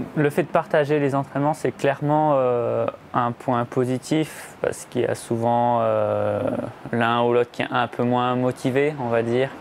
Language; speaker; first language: French; native; French